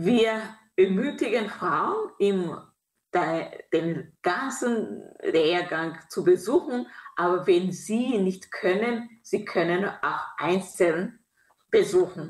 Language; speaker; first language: German; non-native, fluent; Kinyarwanda